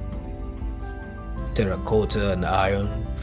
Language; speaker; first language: English; non-native, local second language; Esan